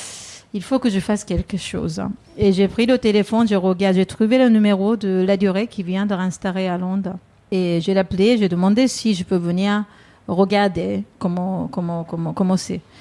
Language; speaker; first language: French; non-native, fluent; Japanese